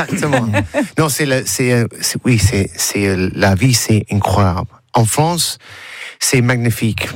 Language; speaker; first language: French; non-native, learner; English